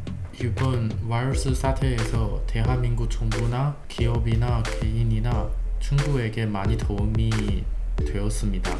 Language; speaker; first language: Korean; non-native, learner; Chinese